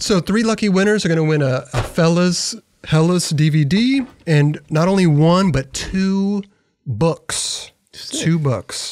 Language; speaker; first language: English; native; English